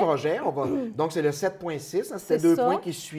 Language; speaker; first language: French; native; French